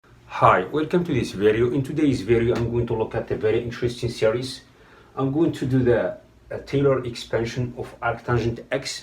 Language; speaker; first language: English; non-native, fluent; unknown